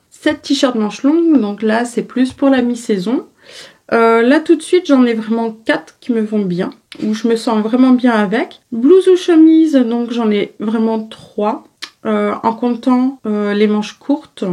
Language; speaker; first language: French; native; French